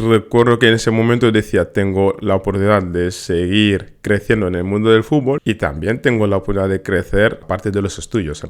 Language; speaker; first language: Spanish; non-native, fluent; Wolof